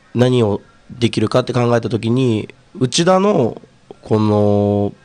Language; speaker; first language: Japanese; native; Japanese